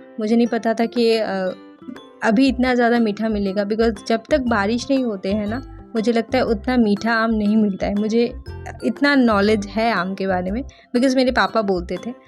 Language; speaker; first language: Hindi; non-native, local second language; Bangla